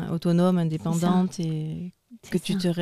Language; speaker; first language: French; native; French